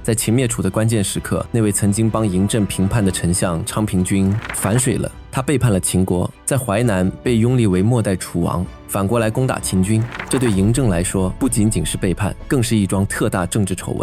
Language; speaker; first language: Chinese; native; Chinese